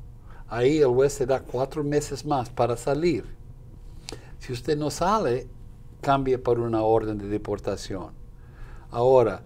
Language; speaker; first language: Spanish; non-native, fluent; Portuguese